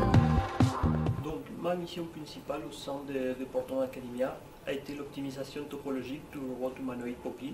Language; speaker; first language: French; non-native, fluent; Spanish